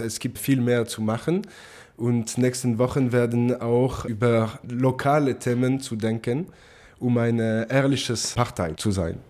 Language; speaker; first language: German; non-native, local second language; French